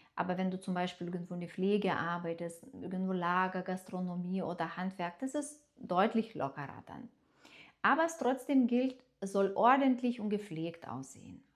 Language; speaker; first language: German; non-native, fluent; Lithuanian